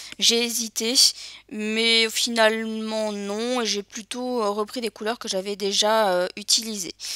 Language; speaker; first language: French; native; French